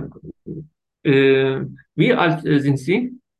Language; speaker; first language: German; non-native, learner; Turkish